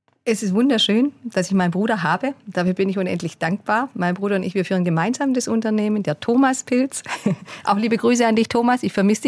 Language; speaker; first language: German; native; German